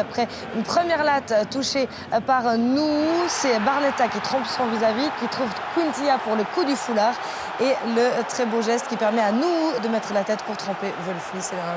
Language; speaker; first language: French; native; French